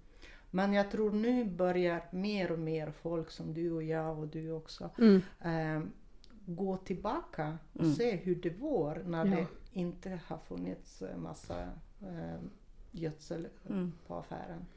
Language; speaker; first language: Swedish; non-native, fluent; Russian